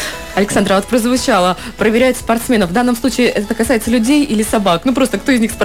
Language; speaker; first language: Russian; native; Russian